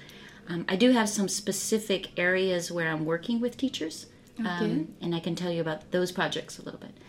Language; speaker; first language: English; native; English